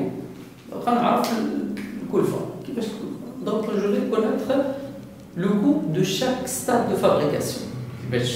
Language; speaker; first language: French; non-native, local second language; Arabic